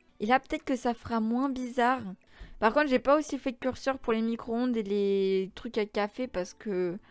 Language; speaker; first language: French; native; French